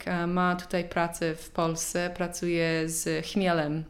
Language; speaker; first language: Polish; non-native, learner; English